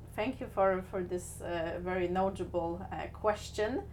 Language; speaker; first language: English; non-native, fluent; Polish